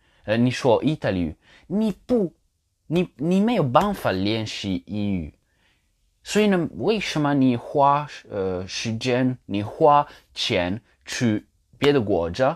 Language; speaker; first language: Chinese; non-native, learner; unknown